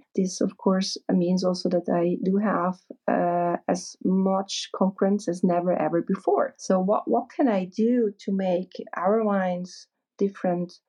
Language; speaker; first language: English; non-native, fluent; German